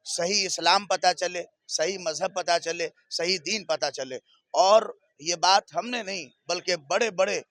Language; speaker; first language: Urdu; native; Urdu